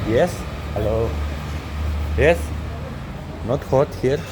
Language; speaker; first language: English; non-native, learner; Slovenian